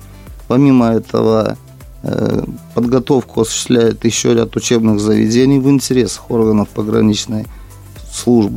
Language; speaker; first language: Russian; native; Russian